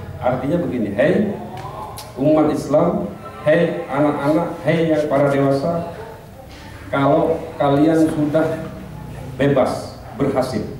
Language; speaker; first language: Indonesian; non-native, local second language; Madurese